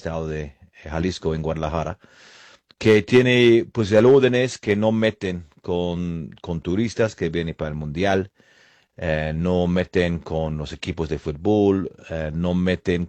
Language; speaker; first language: Spanish; non-native, fluent; English